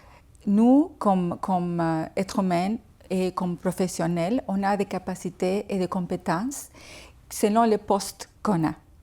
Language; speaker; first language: French; non-native, fluent; Spanish